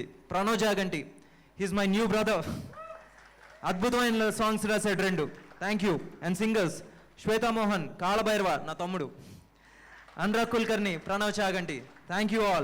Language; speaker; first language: Telugu; native; Telugu